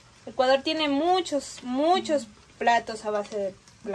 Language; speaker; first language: Portuguese; non-native, learner; Spanish